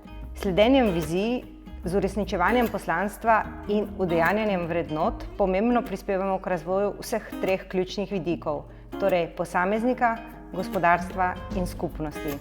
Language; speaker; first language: Slovenian; native; Slovenian